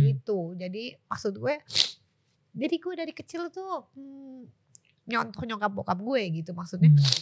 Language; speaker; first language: Indonesian; native; Indonesian